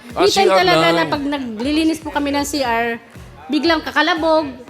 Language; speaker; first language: Filipino; native; Filipino